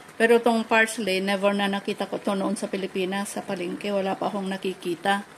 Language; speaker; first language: Filipino; native; Filipino